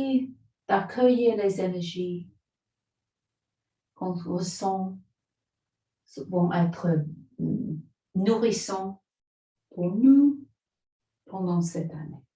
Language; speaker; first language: French; non-native, fluent; English